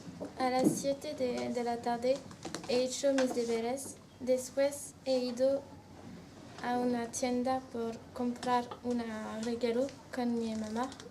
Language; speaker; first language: Spanish; non-native, learner; French